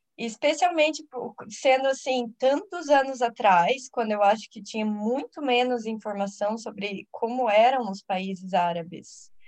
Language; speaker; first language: Portuguese; native; Portuguese